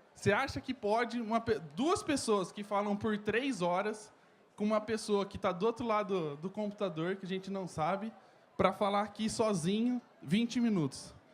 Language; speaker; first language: Portuguese; native; Portuguese